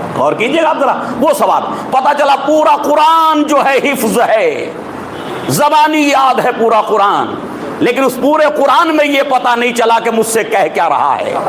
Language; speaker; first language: Urdu; native; Urdu